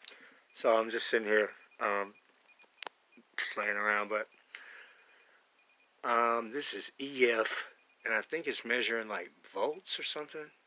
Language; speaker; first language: English; native; English